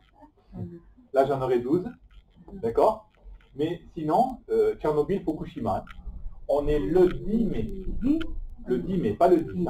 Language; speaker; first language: French; native; French